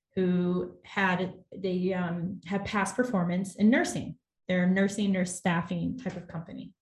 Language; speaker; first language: English; native; English